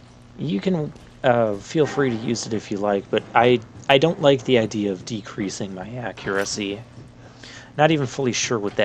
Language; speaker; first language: English; native; English